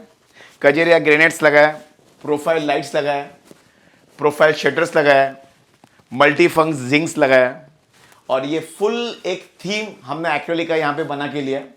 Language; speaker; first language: Hindi; non-native, local second language; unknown